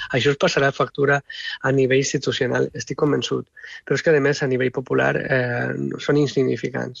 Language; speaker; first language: Catalan; native; Catalan